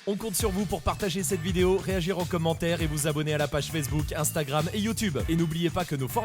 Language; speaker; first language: French; native; French